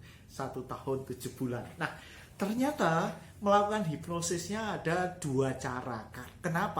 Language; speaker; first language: Indonesian; native; Indonesian